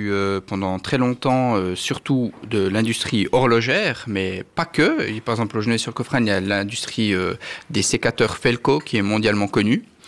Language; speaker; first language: French; native; French